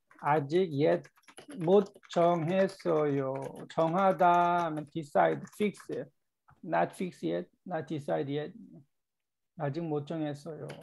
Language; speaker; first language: Korean; native; Korean